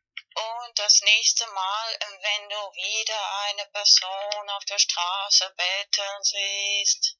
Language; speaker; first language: German; non-native, fluent; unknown